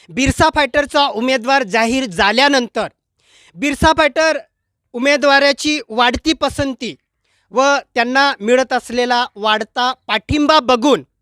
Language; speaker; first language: Marathi; non-native, local second language; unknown